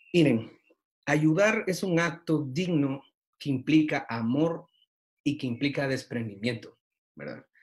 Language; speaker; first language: Spanish; native; Spanish